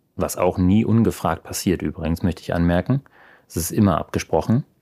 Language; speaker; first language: German; native; German